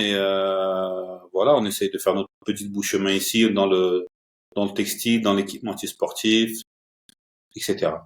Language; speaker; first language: French; early bilingual, other home language; Turkish